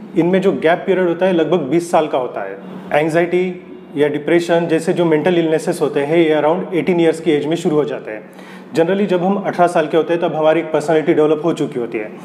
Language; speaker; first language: Hindi; non-native, local second language; Marathi